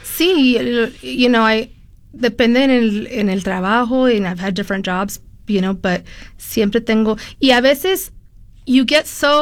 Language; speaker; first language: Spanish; early bilingual, heritage; Spanish